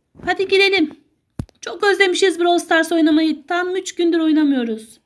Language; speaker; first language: Turkish; native; Turkish